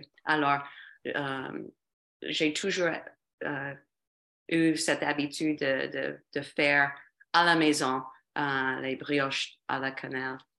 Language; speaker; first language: French; non-native, fluent; English